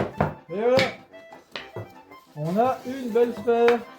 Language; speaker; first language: French; native; French